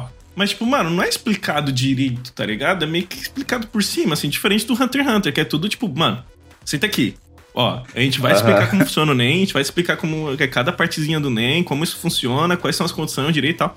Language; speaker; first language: Portuguese; native; Portuguese